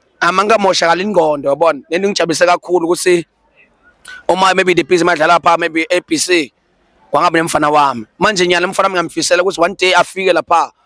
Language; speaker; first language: Zulu; non-native, local second language; Swati